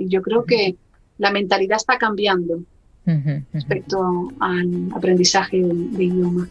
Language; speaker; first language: Spanish; native; Spanish